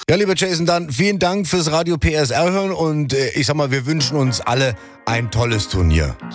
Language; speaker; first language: German; native; German